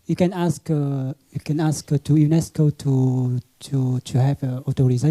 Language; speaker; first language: English; non-native, learner; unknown